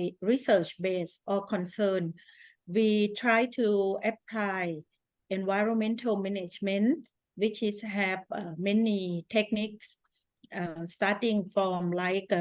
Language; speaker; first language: English; non-native, fluent; Thai